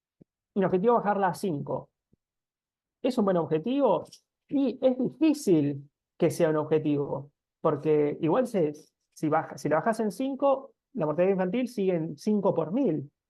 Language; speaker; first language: Spanish; native; Spanish